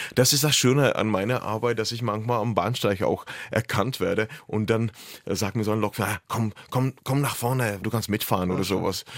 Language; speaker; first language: German; non-native, fluent; Czech